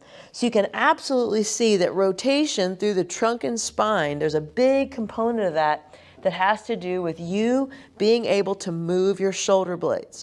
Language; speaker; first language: English; native; English